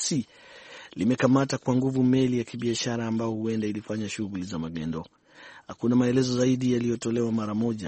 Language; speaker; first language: Swahili; non-native, local second language; Kikuyu